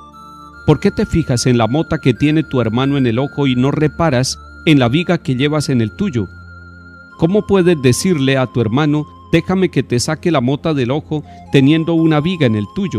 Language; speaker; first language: Spanish; native; Spanish